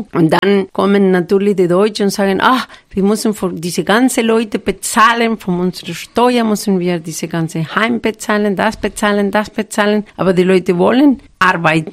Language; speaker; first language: German; non-native, fluent; Spanish